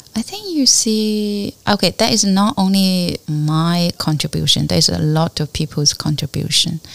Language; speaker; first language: English; non-native, learner; Chinese